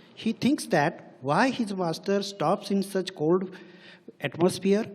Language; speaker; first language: English; non-native, local second language; Marathi